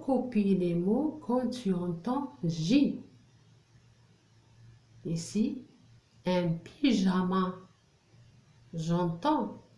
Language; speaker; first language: French; non-native, local second language; Arabic